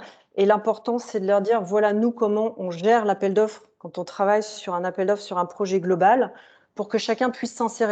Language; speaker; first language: French; native; French